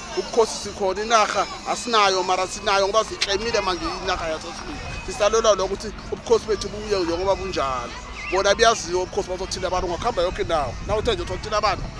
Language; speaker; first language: Zulu; non-native, local second language; South Ndebele